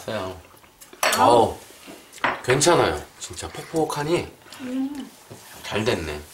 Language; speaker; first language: Korean; native; Korean